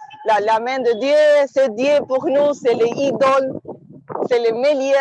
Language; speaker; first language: French; non-native, fluent; Spanish